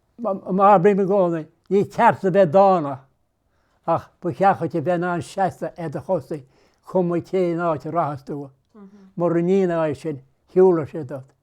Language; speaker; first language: Irish; native; Irish